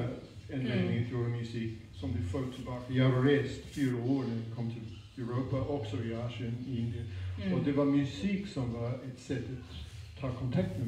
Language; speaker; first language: Swedish; non-native, fluent; English